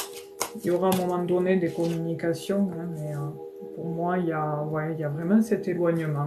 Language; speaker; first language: French; native; French